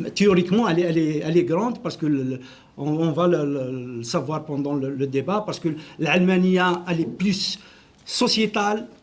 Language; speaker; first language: French; non-native, local second language; Arabic